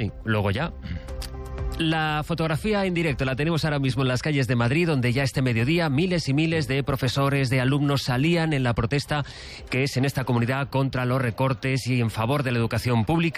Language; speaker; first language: Spanish; native; Spanish